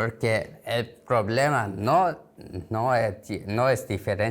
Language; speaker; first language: Spanish; non-native, learner; Korean